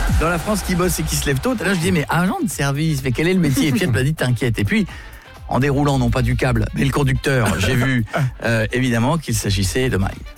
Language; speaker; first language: French; native; French